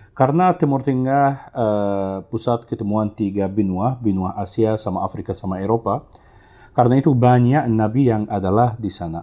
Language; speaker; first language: Indonesian; non-native, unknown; Arabic